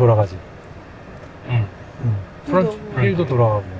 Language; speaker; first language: Korean; native; Korean